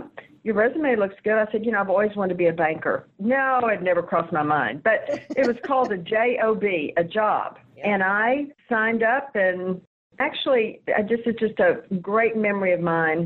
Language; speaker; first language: English; native; English